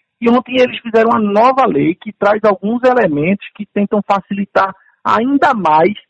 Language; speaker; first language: Portuguese; native; Portuguese